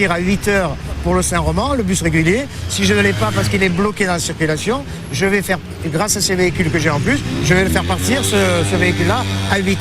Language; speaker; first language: French; native; French